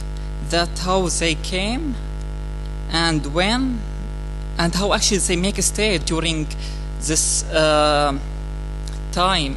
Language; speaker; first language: English; non-native, learner; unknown